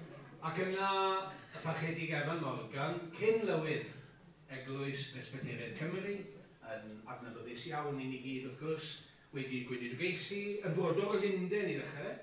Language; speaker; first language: Welsh; native; Welsh